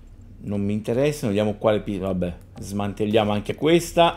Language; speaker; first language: Italian; native; Italian